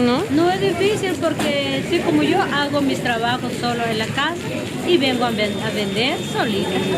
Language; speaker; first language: Spanish; non-native, local second language; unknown